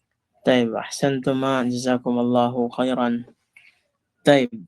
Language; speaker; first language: Arabic; non-native, fluent; Filipino